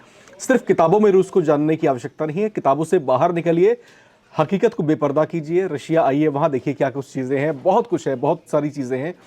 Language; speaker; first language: Hindi; native; Hindi